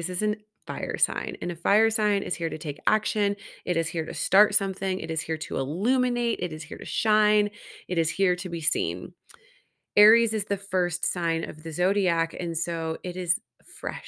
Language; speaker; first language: English; native; English